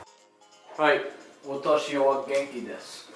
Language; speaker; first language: Japanese; non-native, learner; English